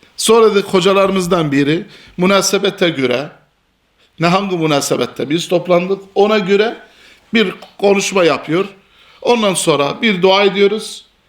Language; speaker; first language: Turkish; non-native, fluent; Albanian